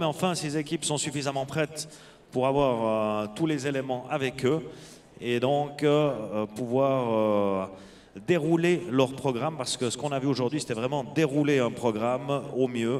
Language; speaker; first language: French; native; French